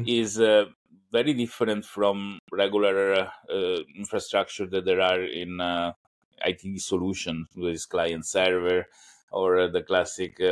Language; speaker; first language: English; non-native, fluent; Italian